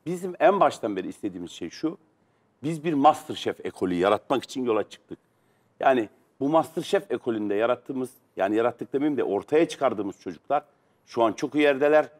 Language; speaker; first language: Turkish; native; Turkish